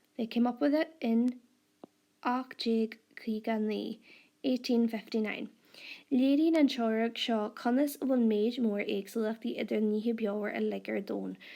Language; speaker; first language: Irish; non-native, local second language; English